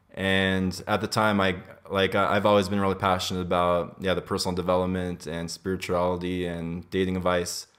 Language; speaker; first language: English; native; English